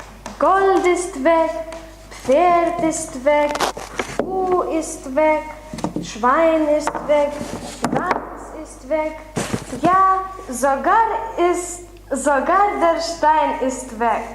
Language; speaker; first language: German; non-native, learner; Lithuanian